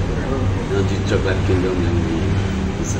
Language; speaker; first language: Indonesian; non-native, fluent; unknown